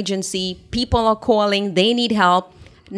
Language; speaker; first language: English; non-native, fluent; Haitian Creole